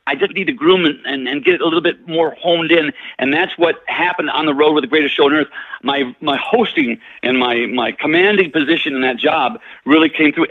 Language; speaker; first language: English; native; English